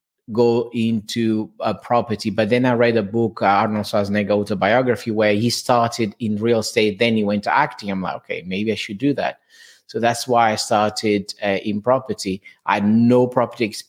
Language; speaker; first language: English; non-native, fluent; Portuguese